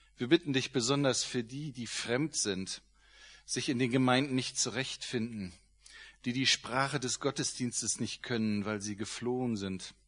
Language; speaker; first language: German; native; German